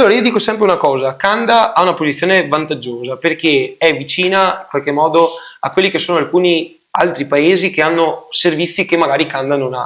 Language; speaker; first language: Italian; native; Italian